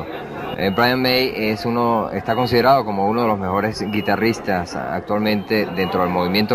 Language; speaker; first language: Spanish; native; Spanish